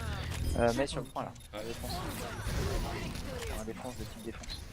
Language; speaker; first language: French; native; French